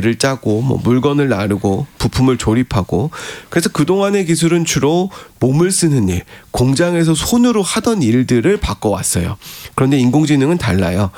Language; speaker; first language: Korean; native; Korean